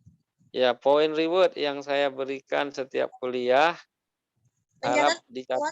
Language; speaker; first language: Indonesian; native; Indonesian